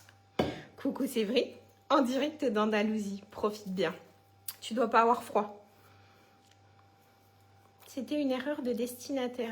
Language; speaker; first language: French; native; French